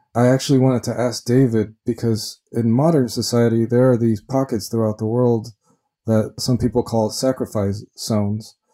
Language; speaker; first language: English; early bilingual, other home language; Spanish